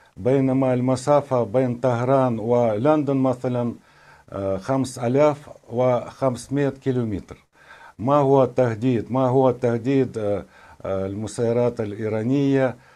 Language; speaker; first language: Arabic; non-native, fluent; Russian